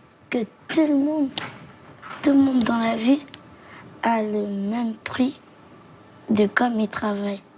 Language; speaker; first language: French; early bilingual, other home language; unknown